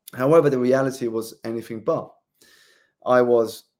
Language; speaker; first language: English; native; English